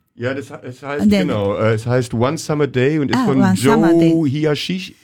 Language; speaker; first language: German; native; German